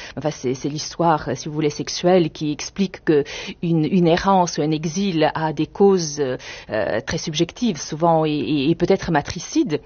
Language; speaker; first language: French; non-native, fluent; Bulgarian